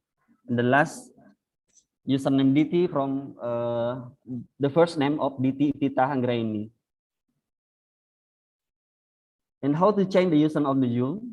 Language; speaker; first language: English; non-native, fluent; Indonesian